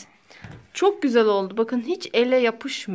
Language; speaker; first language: Turkish; native; Turkish